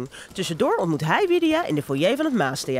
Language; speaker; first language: Dutch; native; Dutch